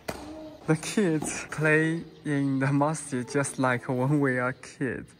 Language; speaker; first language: English; non-native, fluent; Chinese